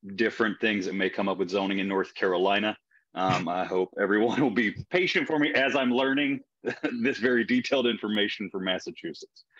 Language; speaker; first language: English; native; English